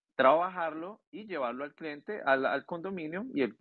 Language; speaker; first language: Spanish; native; Spanish